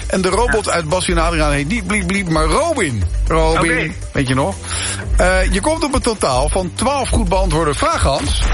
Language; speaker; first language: Dutch; native; Dutch